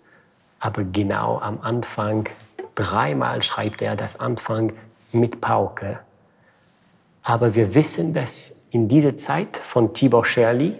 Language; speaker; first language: German; non-native, fluent; French